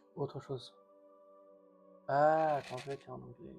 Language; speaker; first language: French; native; French